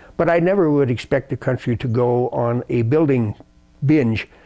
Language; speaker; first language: English; native; English